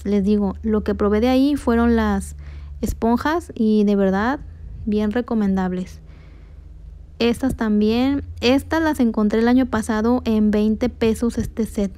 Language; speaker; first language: Spanish; native; Spanish